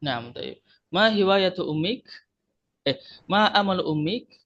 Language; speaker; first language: Arabic; non-native, fluent; Indonesian